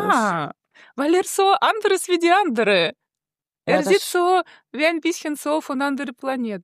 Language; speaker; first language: German; non-native, fluent; Russian